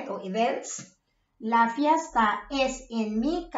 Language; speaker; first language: Spanish; non-native, fluent; Filipino